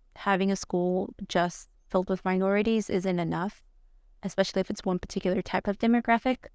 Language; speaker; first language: English; early bilingual, other home language; Spanish